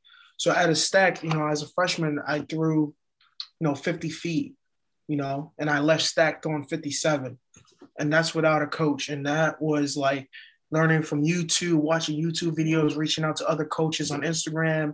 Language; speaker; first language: English; early bilingual, other home language; Haitian Creole